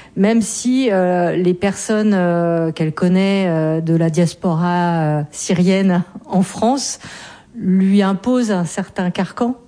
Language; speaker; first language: French; native; French